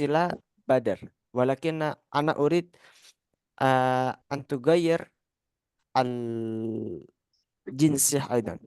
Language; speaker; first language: Arabic; non-native, fluent; Indonesian